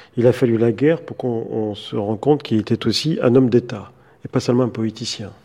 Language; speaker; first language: French; native; French